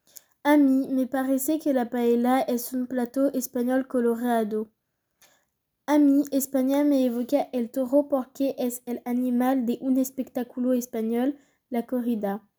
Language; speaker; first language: Spanish; non-native, learner; French